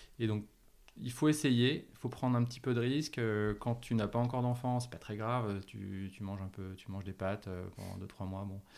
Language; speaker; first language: French; native; French